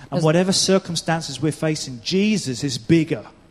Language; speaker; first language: English; native; English